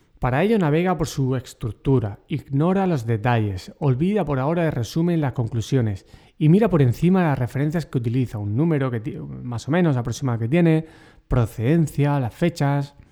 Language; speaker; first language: Spanish; native; Spanish